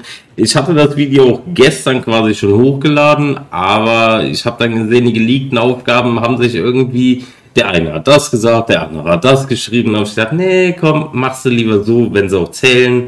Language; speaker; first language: German; native; German